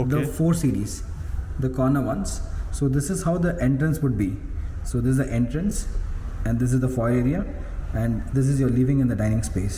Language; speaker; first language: English; non-native, local second language; Hindi